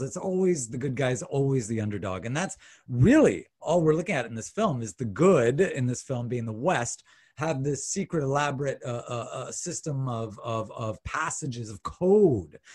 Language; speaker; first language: English; native; English